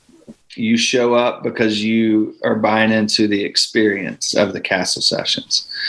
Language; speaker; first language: English; native; English